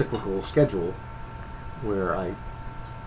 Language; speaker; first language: English; native; English